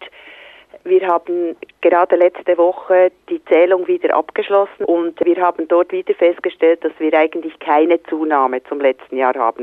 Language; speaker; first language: German; native; German